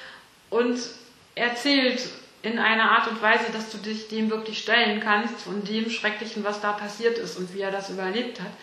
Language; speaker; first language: German; native; German